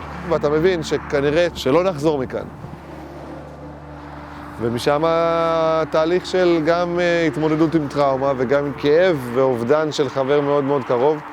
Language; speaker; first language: Hebrew; native; Hebrew